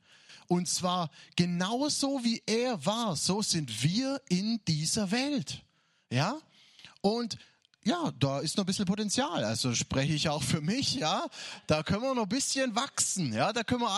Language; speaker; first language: German; native; German